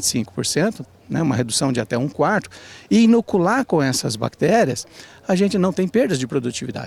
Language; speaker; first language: Portuguese; native; Portuguese